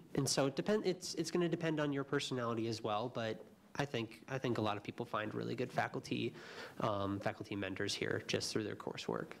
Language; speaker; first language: English; native; English